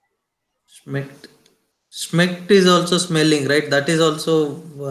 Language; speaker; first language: German; non-native, learner; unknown